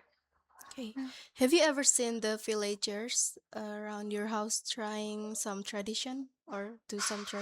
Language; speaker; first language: English; non-native, learner; Indonesian